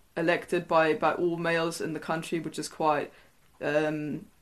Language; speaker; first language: English; non-native, fluent; German